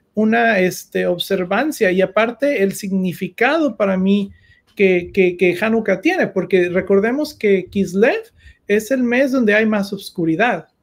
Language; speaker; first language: Spanish; native; Spanish